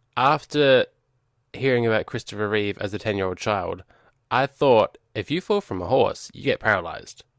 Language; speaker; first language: English; native; English